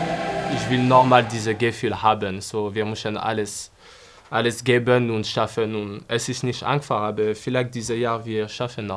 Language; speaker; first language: German; non-native, fluent; French